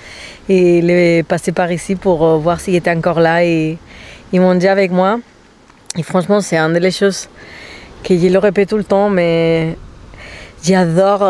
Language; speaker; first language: French; non-native, fluent; Spanish